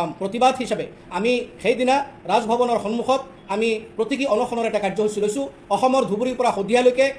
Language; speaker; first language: Assamese; native; Assamese